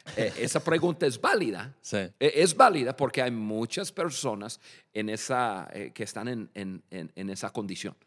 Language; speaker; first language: Spanish; non-native, fluent; English